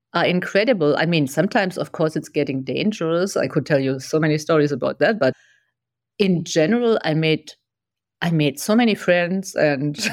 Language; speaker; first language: English; non-native, fluent; German